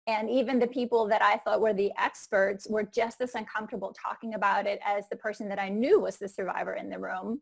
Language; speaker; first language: English; non-native, fluent; Icelandic